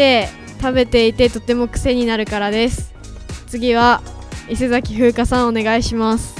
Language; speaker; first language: Japanese; native; Japanese